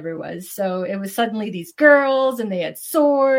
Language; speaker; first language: English; native; English